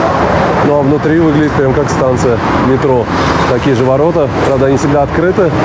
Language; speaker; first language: Russian; native; Russian